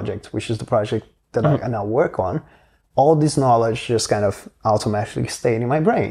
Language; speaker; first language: English; non-native, fluent; Portuguese